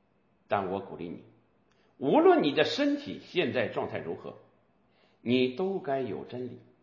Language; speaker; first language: Chinese; native; Chinese